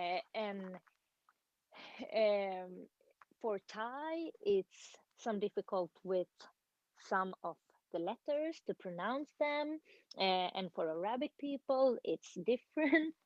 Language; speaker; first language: English; non-native, fluent; Swedish